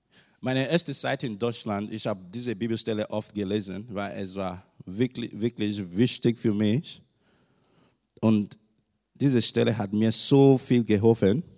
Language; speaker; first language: German; non-native, learner; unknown